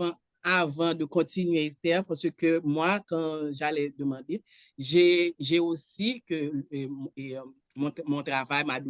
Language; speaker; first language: French; non-native, local second language; Haitian Creole